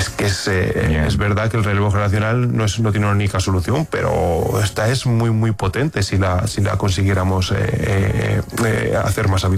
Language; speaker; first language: Spanish; native; Spanish